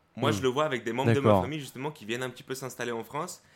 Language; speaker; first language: French; early bilingual, other home language; Spanish